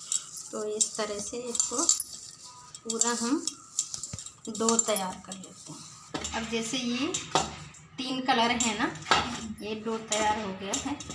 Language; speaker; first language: Hindi; native; Hindi